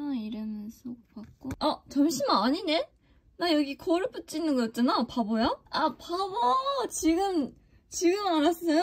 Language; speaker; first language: Korean; non-native, fluent; Japanese